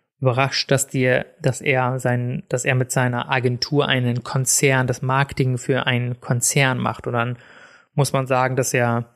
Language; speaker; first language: German; native; German